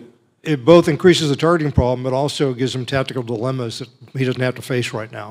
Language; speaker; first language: English; native; English